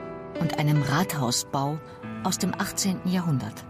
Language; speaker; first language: German; native; German